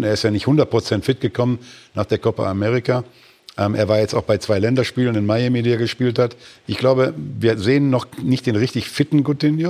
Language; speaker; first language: German; native; German